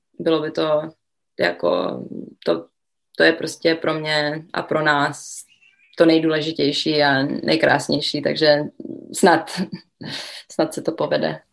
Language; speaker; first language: Czech; early bilingual, other home language; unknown